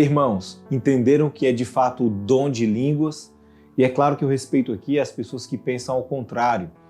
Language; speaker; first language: Portuguese; native; Portuguese